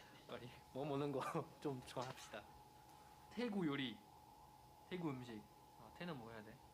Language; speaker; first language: Korean; non-native, fluent; Chinese